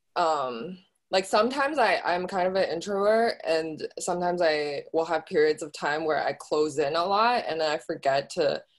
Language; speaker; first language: English; early bilingual, other home language; Chinese